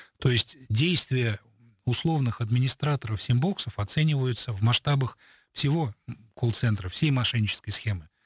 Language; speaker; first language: Russian; native; Russian